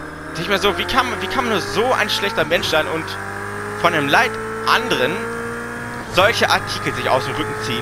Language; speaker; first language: German; native; German